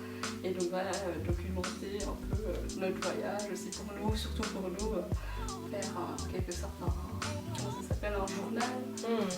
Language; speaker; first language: French; native; French